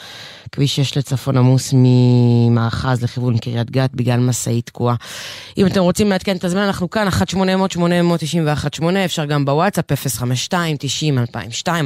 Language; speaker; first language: Hebrew; native; Hebrew